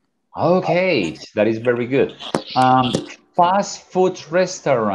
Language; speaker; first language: English; non-native, fluent; Spanish